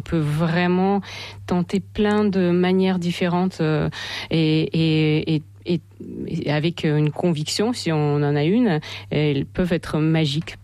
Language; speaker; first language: French; non-native, fluent; Russian